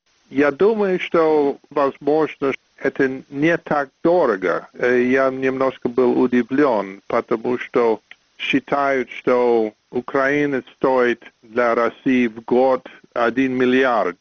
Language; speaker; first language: Russian; non-native, fluent; English